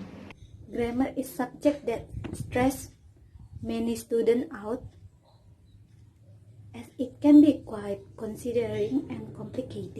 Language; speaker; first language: English; non-native, learner; Indonesian